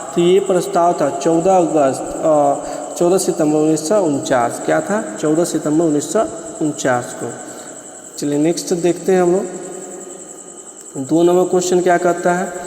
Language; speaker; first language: Hindi; native; Hindi